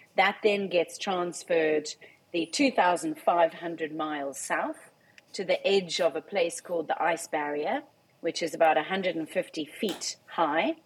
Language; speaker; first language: English; native; English